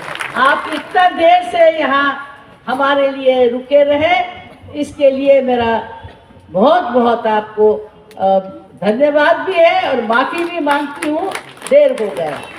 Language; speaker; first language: Hindi; non-native, local second language; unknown